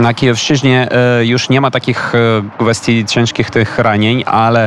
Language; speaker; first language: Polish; non-native, fluent; Ukrainian